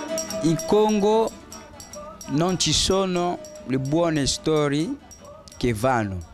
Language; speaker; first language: Italian; non-native, learner; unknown